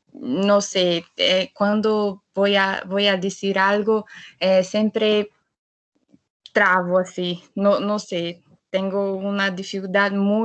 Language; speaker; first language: Spanish; non-native, learner; Portuguese